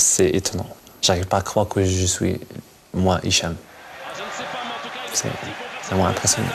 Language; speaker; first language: French; non-native, local second language; Arabic